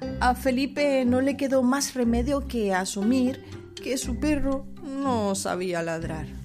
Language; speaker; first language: Spanish; native; Spanish